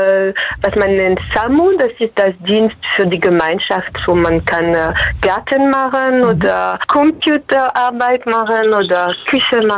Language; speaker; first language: German; non-native, fluent; French